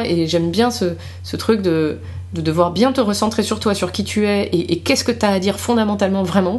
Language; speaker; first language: French; native; French